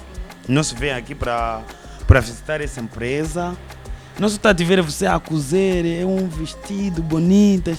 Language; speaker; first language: Portuguese; non-native, learner; Kinyarwanda